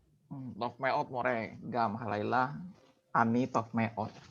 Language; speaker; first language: Hebrew; non-native, learner; Indonesian